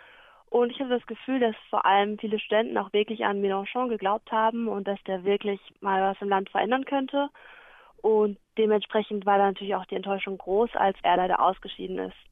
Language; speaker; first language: German; native; German